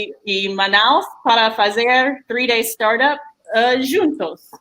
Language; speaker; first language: Portuguese; non-native, fluent; English